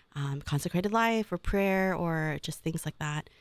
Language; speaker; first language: English; native; English